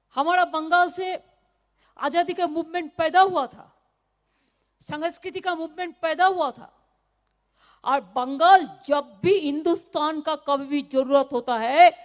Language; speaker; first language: Hindi; non-native, local second language; Bangla